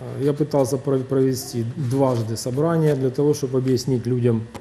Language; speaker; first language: Russian; native; Russian